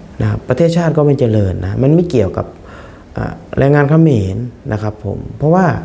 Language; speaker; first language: Thai; non-native, fluent; Khmer